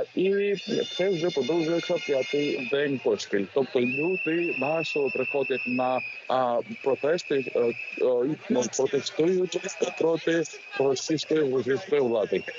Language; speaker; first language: Ukrainian; non-native, fluent; Georgian